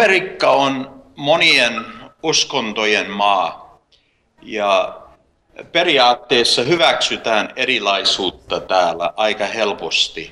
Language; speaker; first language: Finnish; early bilingual, heritage; Finnish